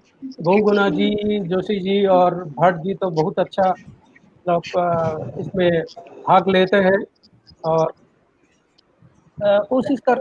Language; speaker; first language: Hindi; non-native, local second language; Bangla